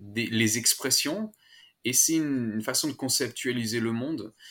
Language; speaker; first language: French; native; French